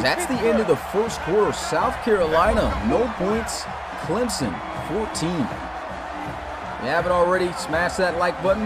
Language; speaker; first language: English; native; English